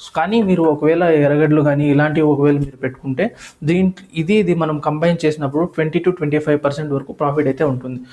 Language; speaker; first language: Telugu; non-native, local second language; Urdu